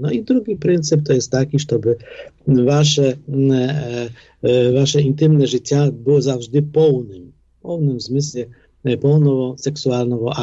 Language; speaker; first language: Polish; non-native, fluent; Ukrainian